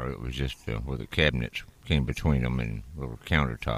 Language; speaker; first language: English; native; English